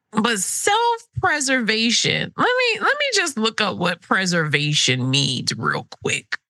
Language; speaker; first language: English; early bilingual, other home language; Krio